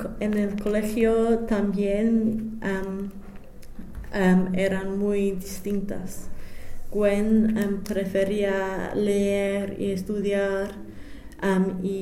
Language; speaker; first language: Spanish; non-native, fluent; English